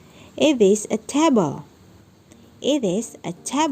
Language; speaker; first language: English; non-native, fluent; Indonesian